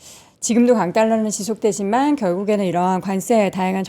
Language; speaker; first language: Korean; native; Korean